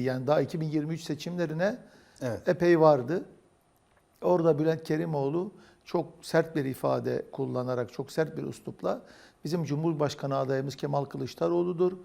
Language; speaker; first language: Turkish; native; Turkish